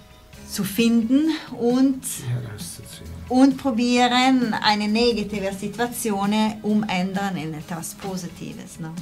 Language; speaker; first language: German; non-native, local second language; Italian